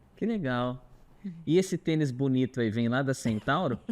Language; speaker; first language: Portuguese; native; Portuguese